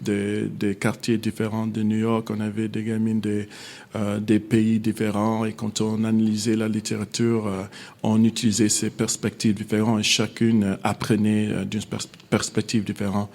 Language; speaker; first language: French; non-native, fluent; English